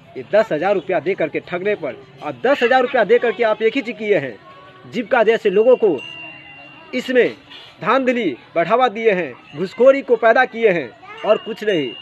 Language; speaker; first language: Hindi; native; Hindi